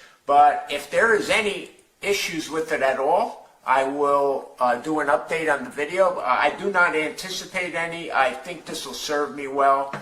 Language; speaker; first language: English; native; English